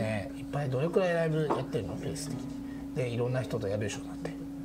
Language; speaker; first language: Japanese; native; Japanese